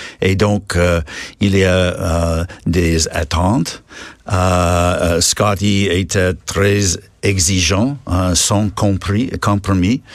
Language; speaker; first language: French; non-native, learner; English